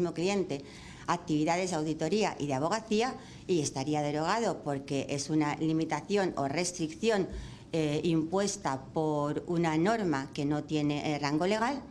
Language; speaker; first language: Spanish; native; Spanish